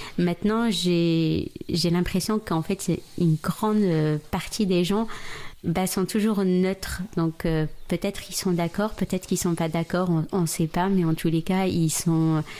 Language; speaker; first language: French; non-native, local second language; Arabic